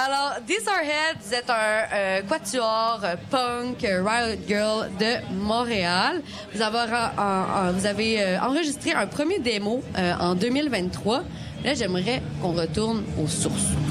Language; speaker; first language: French; native; French